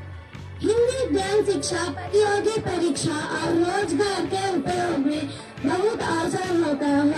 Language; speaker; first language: Hindi; non-native, local second language; Telugu